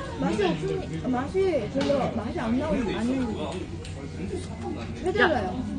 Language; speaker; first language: Korean; non-native, fluent; Japanese